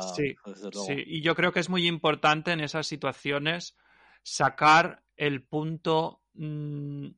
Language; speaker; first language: Spanish; native; Spanish